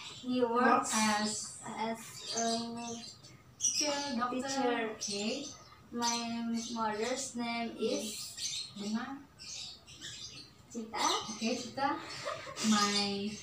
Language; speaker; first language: English; non-native, learner; Indonesian